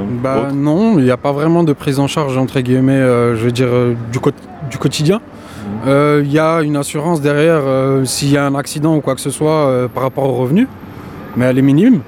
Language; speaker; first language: French; native; French